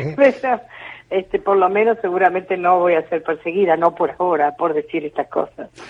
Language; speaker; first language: Spanish; native; Spanish